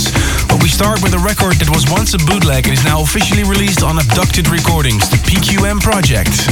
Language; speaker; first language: English; non-native, fluent; Dutch